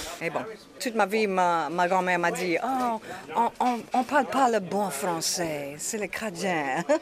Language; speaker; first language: French; non-native, local second language; English